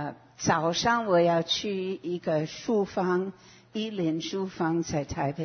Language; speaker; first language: Chinese; non-native, fluent; English